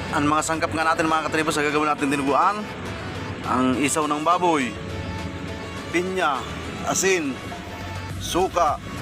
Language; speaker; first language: Filipino; non-native, local second language; Bikol